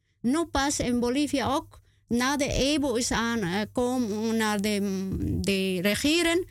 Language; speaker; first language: Dutch; non-native, learner; Spanish